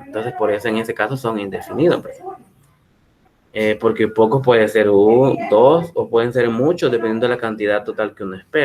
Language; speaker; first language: Spanish; native; Spanish